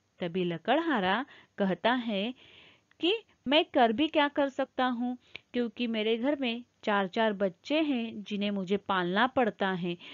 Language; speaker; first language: Hindi; non-native, local second language; Marathi